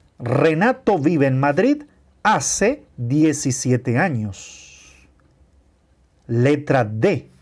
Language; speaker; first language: Spanish; non-native, fluent; Portuguese